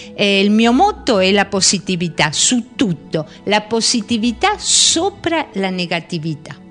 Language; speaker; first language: Italian; early bilingual, heritage; Spanish